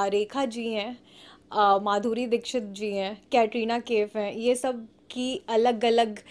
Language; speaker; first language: Hindi; native; Hindi